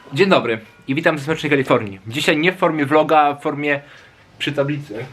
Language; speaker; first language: Polish; native; Polish